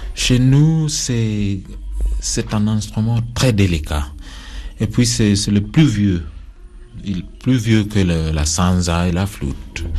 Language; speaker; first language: French; non-native, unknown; Acoli